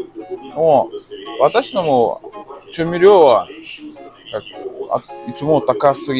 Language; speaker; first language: Japanese; non-native, learner; Russian